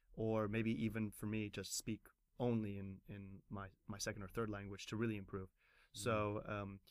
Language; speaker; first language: English; native; English